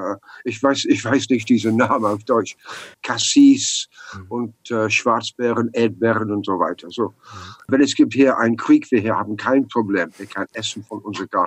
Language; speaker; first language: German; non-native, learner; English